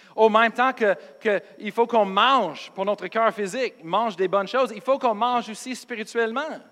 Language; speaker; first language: French; non-native, fluent; English